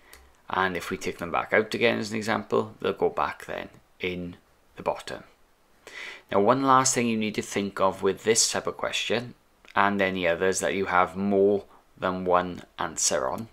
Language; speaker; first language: English; native; English